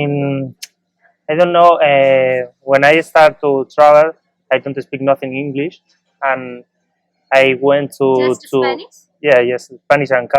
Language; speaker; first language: English; non-native, learner; Spanish